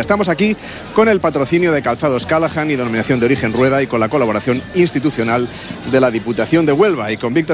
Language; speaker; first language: Spanish; native; Spanish